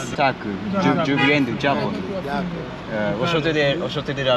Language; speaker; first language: French; non-native, learner; Japanese